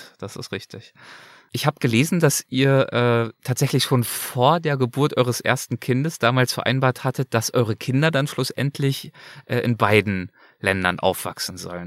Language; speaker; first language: German; native; German